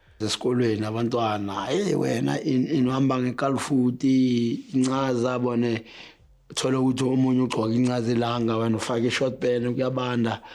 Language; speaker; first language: Zulu; native; Zulu